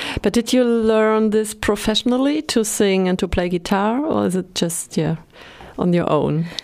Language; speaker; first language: English; non-native, fluent; German